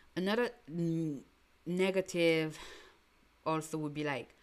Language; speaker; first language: English; non-native, local second language; French